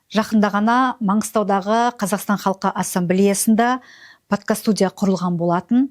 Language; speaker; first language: Kazakh; native; Kazakh